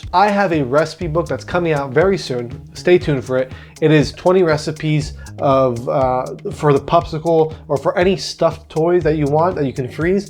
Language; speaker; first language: English; native; English